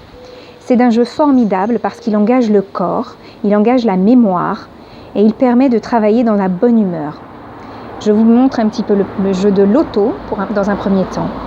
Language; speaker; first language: French; native; French